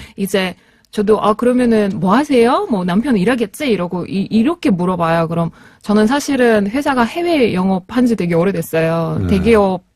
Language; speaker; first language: Korean; non-native, fluent; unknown